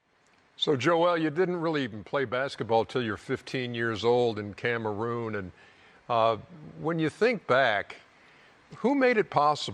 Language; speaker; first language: English; native; English